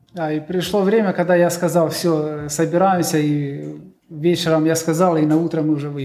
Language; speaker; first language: Polish; non-native, learner; Russian